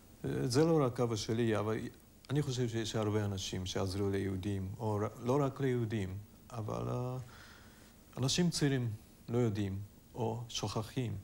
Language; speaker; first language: Hebrew; non-native, fluent; Japanese